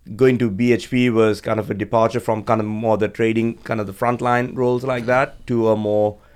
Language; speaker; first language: English; non-native, local second language; Sinhala